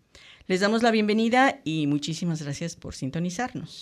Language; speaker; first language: Spanish; native; Spanish